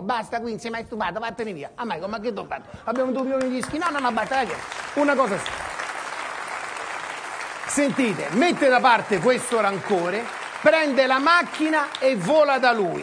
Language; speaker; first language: Italian; native; Italian